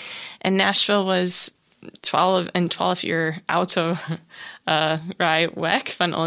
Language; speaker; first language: Dutch; non-native, learner; English